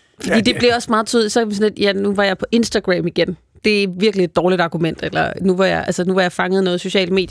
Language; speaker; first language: Danish; native; Danish